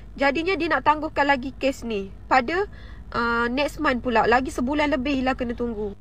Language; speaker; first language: Malay; native; Malay